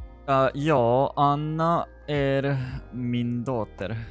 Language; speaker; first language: Swedish; non-native, learner; English